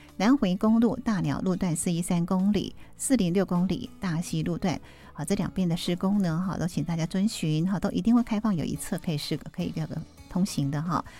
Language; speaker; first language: Chinese; native; Chinese